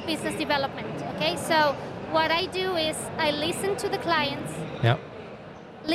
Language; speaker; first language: English; non-native, fluent; Spanish